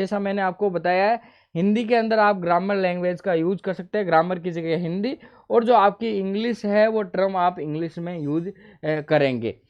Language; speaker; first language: Hindi; native; Hindi